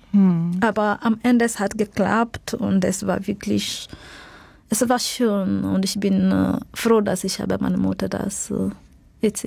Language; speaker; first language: German; non-native, fluent; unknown